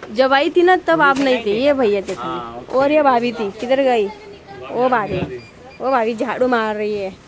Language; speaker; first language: Hindi; non-native, local second language; Marathi